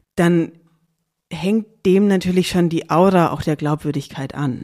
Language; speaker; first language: German; native; German